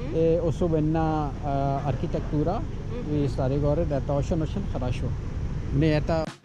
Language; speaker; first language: Russian; non-native, learner; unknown